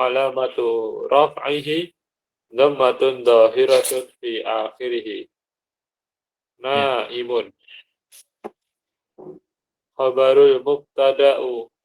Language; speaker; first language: Arabic; non-native, learner; Indonesian